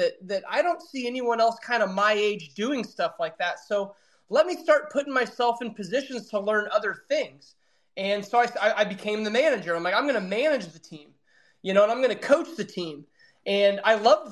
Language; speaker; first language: English; native; English